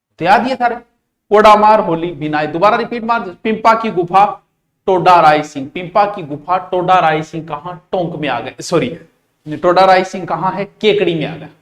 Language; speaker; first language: Hindi; native; Hindi